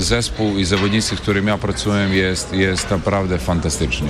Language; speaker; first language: Polish; non-native, fluent; Serbian